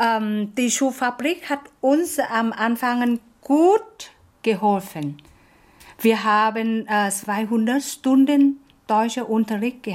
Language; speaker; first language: German; non-native, learner; Vietnamese